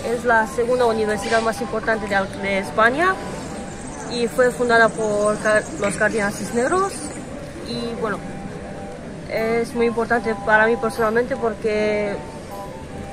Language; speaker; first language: Spanish; non-native, fluent; Romanian